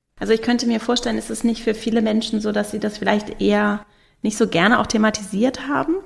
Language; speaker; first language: German; native; German